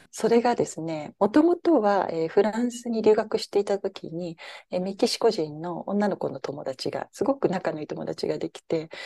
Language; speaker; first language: Japanese; native; Japanese